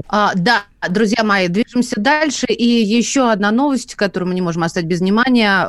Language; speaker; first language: Russian; native; Russian